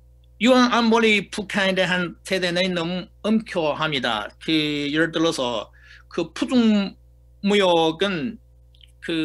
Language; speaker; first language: Korean; non-native, fluent; Chinese